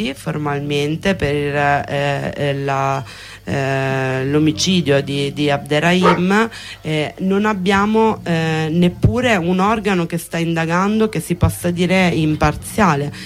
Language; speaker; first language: Italian; native; Italian